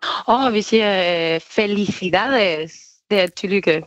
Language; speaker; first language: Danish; non-native, learner; Spanish